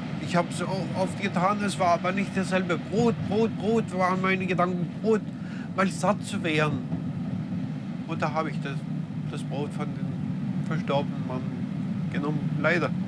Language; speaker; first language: German; non-native, fluent; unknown